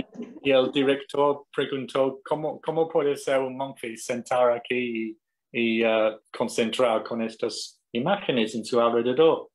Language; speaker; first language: Spanish; non-native, fluent; English